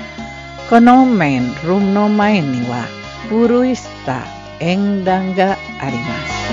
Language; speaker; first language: Japanese; non-native, learner; Indonesian